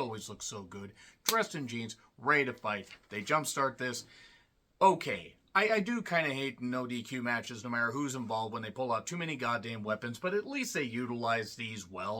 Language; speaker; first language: English; native; English